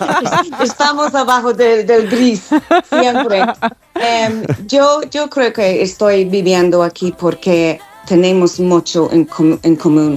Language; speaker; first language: Spanish; non-native, fluent; English